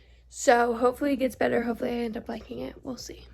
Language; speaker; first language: English; native; English